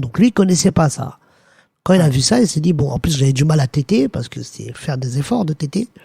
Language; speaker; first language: French; early bilingual, other home language; Arabic